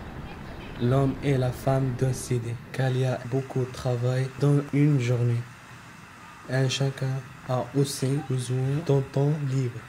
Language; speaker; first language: French; non-native, learner; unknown